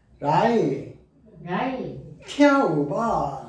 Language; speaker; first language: Korean; native; Korean